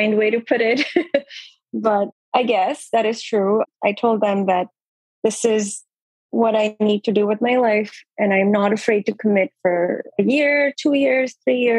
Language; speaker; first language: English; non-native, local second language; Urdu